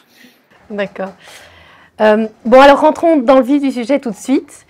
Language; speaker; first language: French; native; French